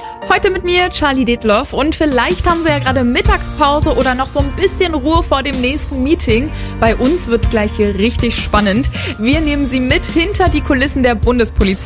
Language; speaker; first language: German; native; German